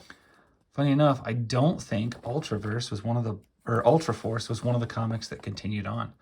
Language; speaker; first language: English; native; English